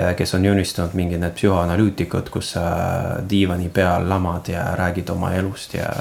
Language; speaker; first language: Estonian; non-native, local second language; Russian